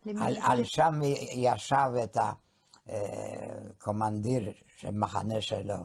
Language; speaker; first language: Hebrew; non-native, fluent; Polish